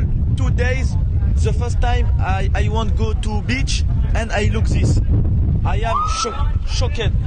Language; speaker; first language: English; non-native, learner; French